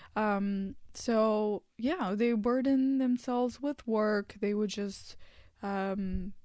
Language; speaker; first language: English; non-native, local second language; Hindi